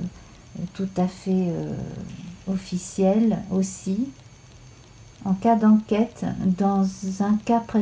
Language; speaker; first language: French; native; French